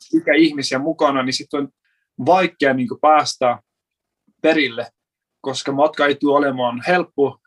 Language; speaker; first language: Finnish; non-native, fluent; Persian